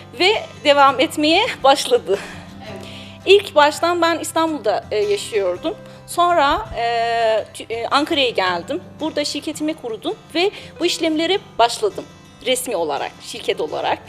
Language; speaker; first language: Turkish; non-native, learner; Persian